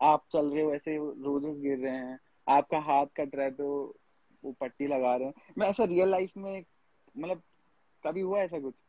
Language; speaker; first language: Hindi; native; Hindi